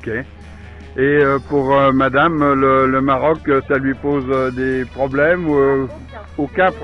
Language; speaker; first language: French; native; French